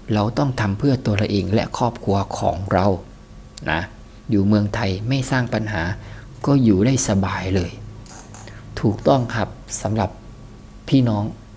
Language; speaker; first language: Thai; native; Thai